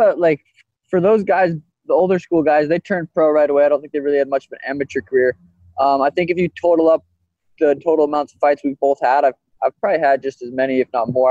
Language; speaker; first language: English; native; English